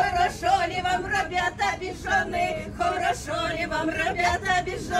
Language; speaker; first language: Russian; native; Russian